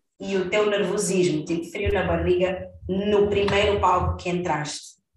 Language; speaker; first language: Portuguese; native; Portuguese